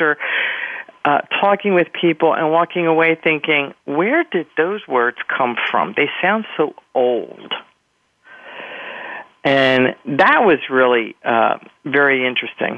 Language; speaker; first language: English; early bilingual, other home language; Spanish